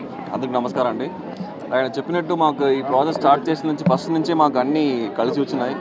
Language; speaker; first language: Telugu; native; Telugu